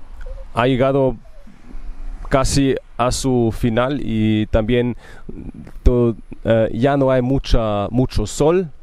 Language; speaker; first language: Spanish; non-native, learner; German